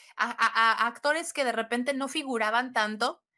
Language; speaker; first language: Spanish; native; Spanish